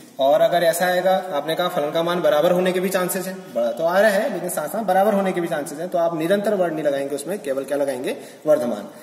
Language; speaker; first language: Hindi; native; Hindi